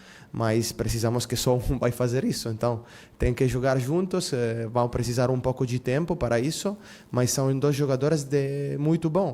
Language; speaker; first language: Portuguese; non-native, fluent; Spanish